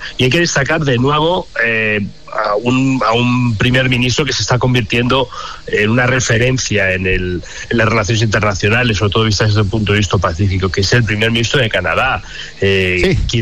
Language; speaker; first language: Spanish; native; Spanish